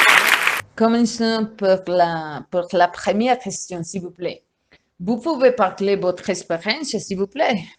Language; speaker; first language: French; non-native, learner; Spanish